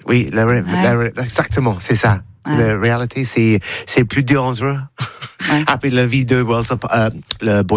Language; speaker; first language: French; non-native, learner; English